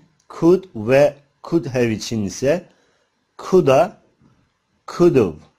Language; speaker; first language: English; non-native, fluent; Turkish